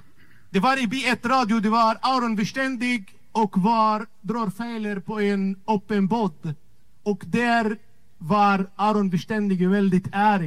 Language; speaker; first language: Swedish; non-native, fluent; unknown